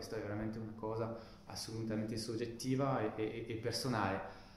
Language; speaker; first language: Italian; non-native, fluent; French